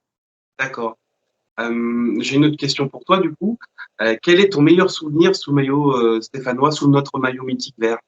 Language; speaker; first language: French; native; French